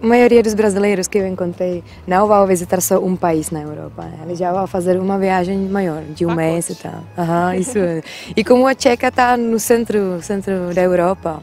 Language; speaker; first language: Portuguese; non-native, fluent; Czech